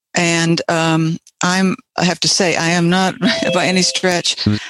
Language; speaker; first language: English; native; English